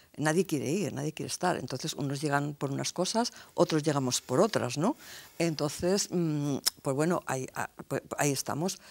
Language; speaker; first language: Spanish; native; Spanish